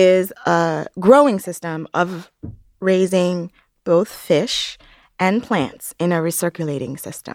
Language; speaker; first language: English; non-native, local second language; Yoruba